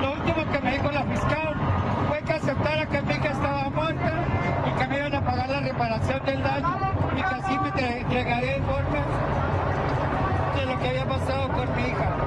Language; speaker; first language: Spanish; native; Spanish